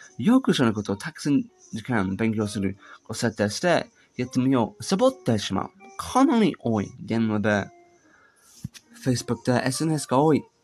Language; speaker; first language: Japanese; non-native, learner; English